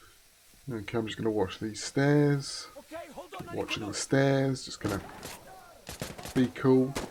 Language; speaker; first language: English; native; English